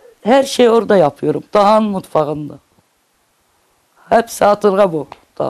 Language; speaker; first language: Turkish; non-native, local second language; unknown